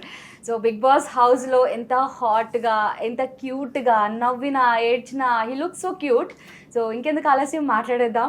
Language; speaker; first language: Telugu; native; Telugu